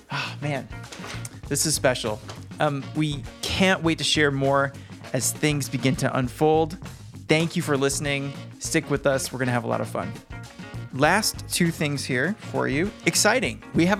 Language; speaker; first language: English; native; English